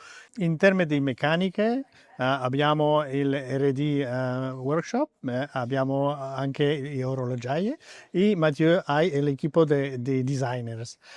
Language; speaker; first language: Italian; non-native, learner; French